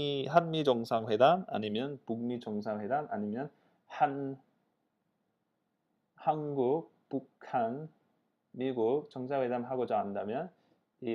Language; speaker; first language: Korean; non-native, fluent; English